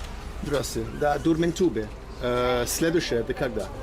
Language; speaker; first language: Russian; non-native, learner; English